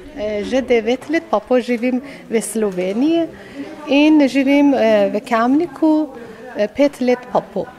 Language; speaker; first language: Slovenian; non-native, learner; Persian